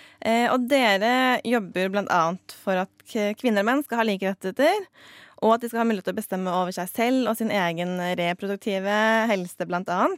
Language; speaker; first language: Norwegian; native; Norwegian